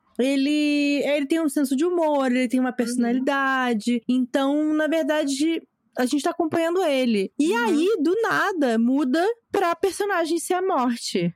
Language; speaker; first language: Portuguese; native; Portuguese